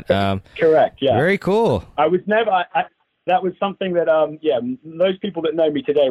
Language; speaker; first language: English; native; English